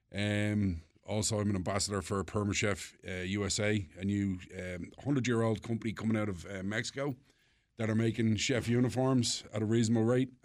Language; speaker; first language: English; native; English